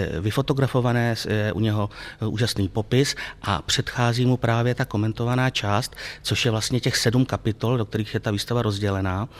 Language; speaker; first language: Czech; native; Czech